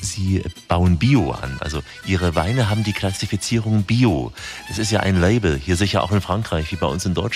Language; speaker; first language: German; native; German